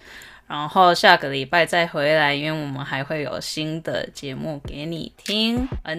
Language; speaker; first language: Chinese; early bilingual, heritage; Chinese